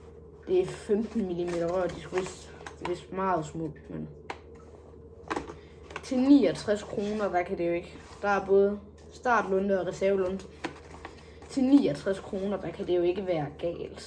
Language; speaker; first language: Danish; native; Danish